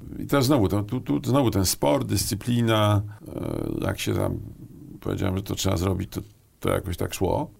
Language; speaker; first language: Polish; native; Polish